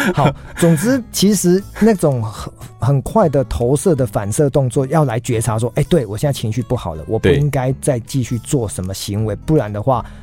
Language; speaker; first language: Chinese; native; Chinese